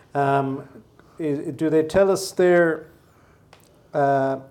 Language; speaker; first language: English; native; English